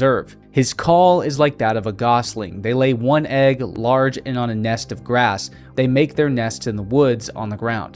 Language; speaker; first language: English; native; English